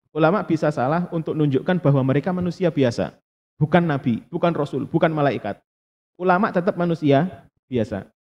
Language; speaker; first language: Indonesian; non-native, local second language; Javanese